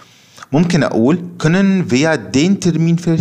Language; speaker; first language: German; non-native, fluent; Arabic